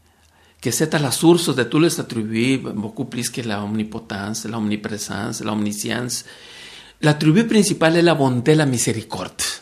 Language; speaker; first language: French; non-native, fluent; Spanish